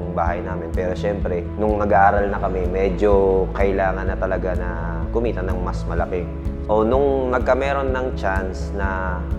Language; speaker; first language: Filipino; native; Filipino